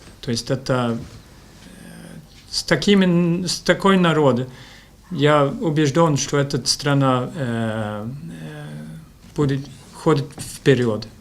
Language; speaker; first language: Russian; non-native, fluent; Swedish